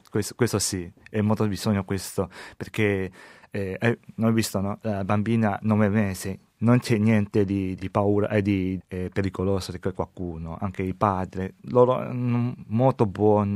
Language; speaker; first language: Italian; non-native, learner; Chinese